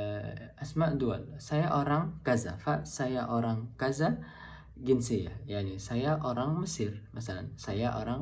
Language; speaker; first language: Indonesian; non-native, fluent; Arabic